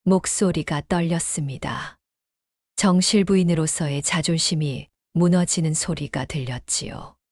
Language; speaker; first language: Korean; native; Korean